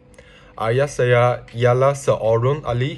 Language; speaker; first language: Indonesian; non-native, learner; Chinese